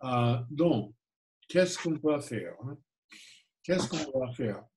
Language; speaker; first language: French; non-native, fluent; English